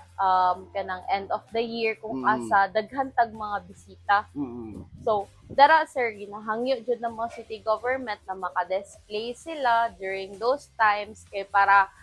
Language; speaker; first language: Cebuano; non-native, local second language; Maranao